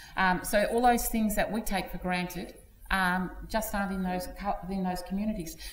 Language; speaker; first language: English; native; English